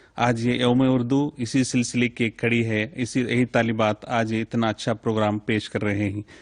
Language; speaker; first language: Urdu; native; Urdu